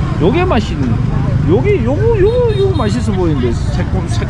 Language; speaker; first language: Korean; native; Korean